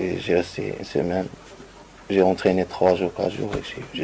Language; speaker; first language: French; non-native, learner; Arabic